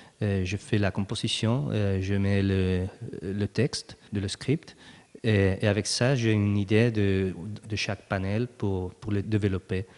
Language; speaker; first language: French; non-native, learner; Spanish